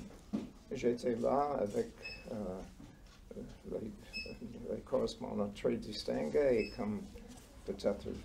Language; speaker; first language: French; non-native, learner; English